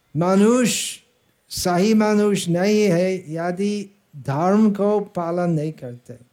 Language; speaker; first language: Hindi; non-native, fluent; English